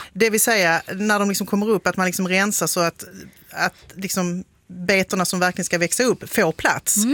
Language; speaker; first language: Swedish; native; Swedish